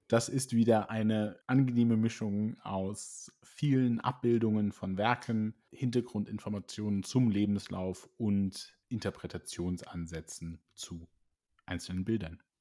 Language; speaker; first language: German; native; German